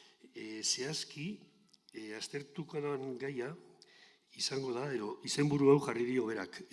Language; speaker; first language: Basque; native; Basque